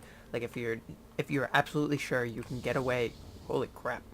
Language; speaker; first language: English; native; English